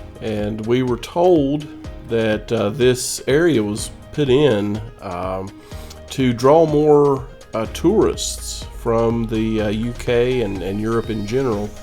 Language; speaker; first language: English; native; English